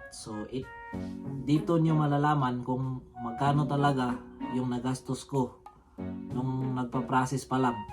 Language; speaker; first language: Filipino; non-native, local second language; Cebuano